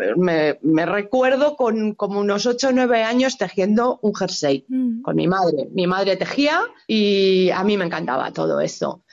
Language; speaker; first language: Spanish; native; Spanish